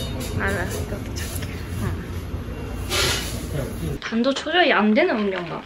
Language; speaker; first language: Korean; non-native, fluent; Japanese